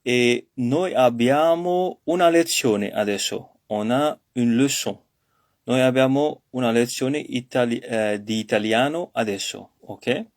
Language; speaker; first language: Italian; non-native, learner; French